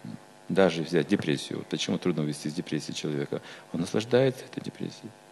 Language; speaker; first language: Russian; native; Russian